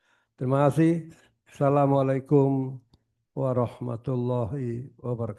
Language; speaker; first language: Indonesian; native; Indonesian